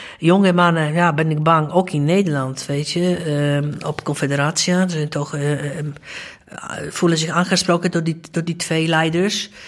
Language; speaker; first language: Dutch; non-native, fluent; Polish